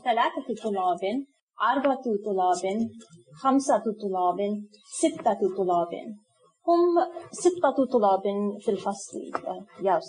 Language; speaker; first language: Arabic; non-native, learner; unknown